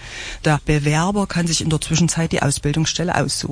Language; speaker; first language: German; native; German